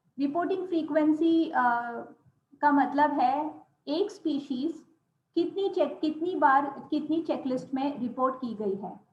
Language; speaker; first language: Hindi; non-native, local second language; Gujarati